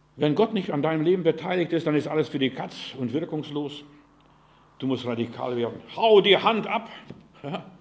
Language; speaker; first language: German; non-native, fluent; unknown